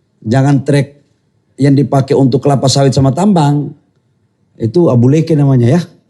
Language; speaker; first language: Indonesian; native; Indonesian